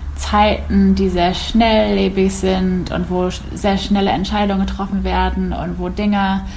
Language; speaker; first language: German; non-native, fluent; English